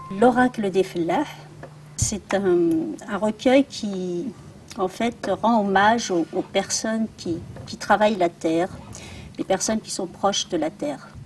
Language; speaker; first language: French; early bilingual, other home language; Arabic